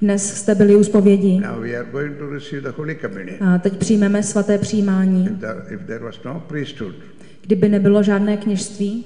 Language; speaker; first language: Czech; native; Czech